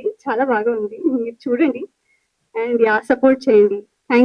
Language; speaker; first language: Telugu; non-native, learner; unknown